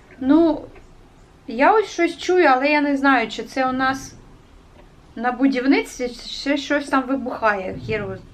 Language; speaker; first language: Ukrainian; native; Ukrainian